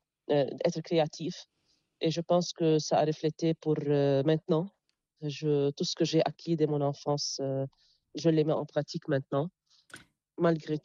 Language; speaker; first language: French; non-native, local second language; Arabic